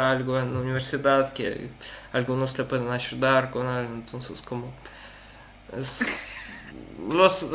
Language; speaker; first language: Spanish; non-native, learner; Russian